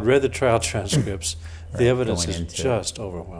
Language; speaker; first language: English; native; English